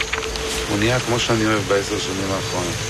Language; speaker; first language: Hebrew; native; Hebrew